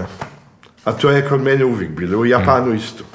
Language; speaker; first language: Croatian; early bilingual, heritage; Croatian